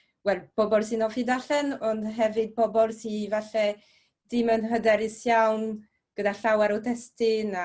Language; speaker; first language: Welsh; non-native, fluent; French